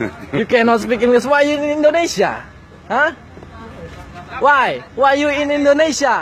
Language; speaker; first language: English; non-native, learner; Indonesian